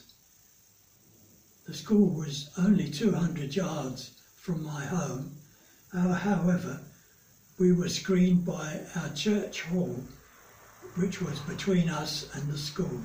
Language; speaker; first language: English; native; English